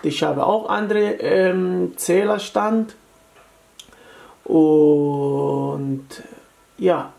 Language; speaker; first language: German; non-native, fluent; Italian